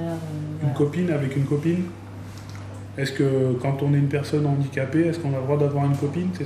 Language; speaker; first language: French; native; French